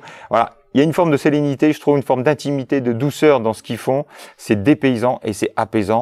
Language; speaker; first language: French; native; French